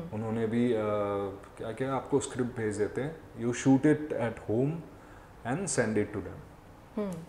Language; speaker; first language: Hindi; non-native, local second language; Assamese